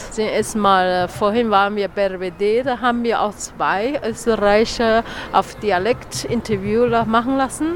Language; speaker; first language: German; non-native, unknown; Chinese